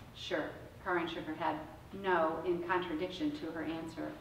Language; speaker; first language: English; native; English